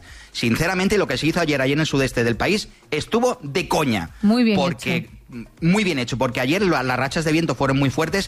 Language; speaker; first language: Spanish; native; Spanish